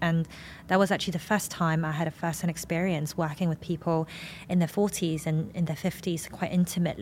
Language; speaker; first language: English; non-native, local second language; Cantonese